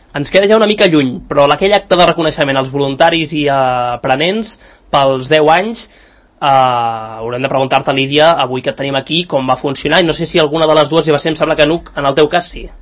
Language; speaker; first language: Catalan; native; Catalan